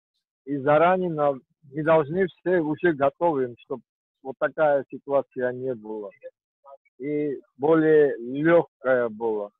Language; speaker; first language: Russian; non-native, fluent; Georgian